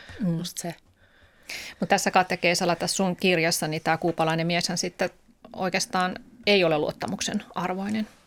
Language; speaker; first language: Finnish; native; Finnish